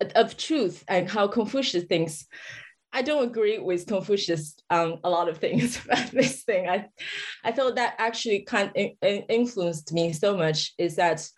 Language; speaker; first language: English; non-native, fluent; Chinese